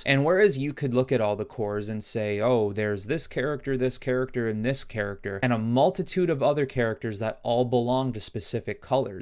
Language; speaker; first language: English; native; English